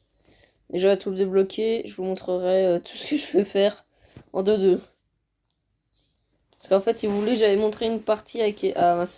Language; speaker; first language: French; native; French